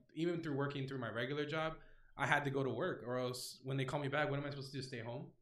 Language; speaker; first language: English; native; English